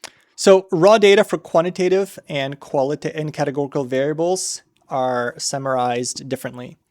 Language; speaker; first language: English; native; English